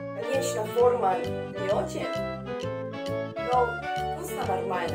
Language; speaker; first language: Russian; non-native, learner; Korean